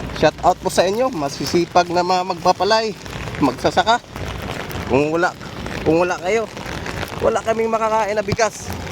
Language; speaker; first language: Filipino; non-native, local second language; Cebuano